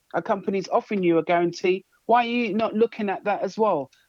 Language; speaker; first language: English; native; English